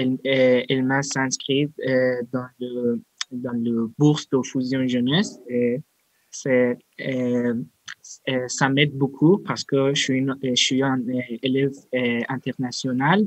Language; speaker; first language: French; non-native, learner; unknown